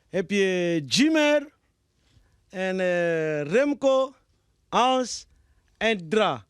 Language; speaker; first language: Dutch; non-native, fluent; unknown